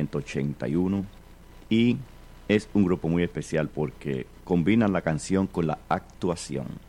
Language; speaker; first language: Spanish; native; Spanish